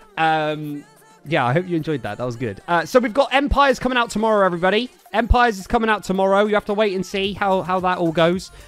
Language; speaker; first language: English; native; English